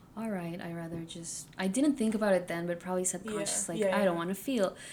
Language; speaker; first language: English; early bilingual, other home language; Spanish